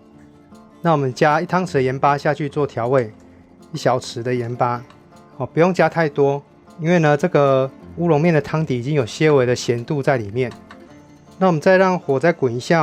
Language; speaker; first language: Chinese; native; Chinese